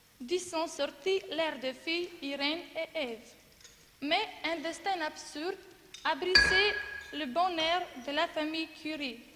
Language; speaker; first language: French; non-native, learner; Macedonian